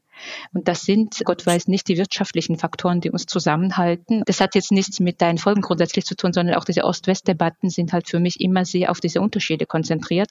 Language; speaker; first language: German; non-native, fluent; Georgian